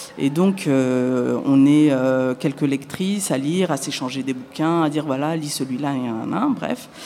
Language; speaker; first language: French; native; French